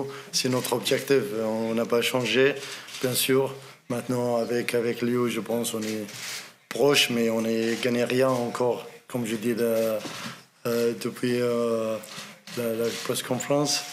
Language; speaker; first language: French; non-native, learner; Arabic